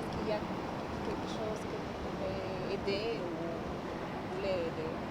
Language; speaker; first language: French; non-native, fluent; Bulgarian